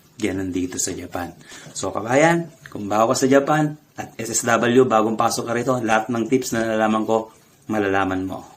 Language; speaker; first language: Filipino; native; Filipino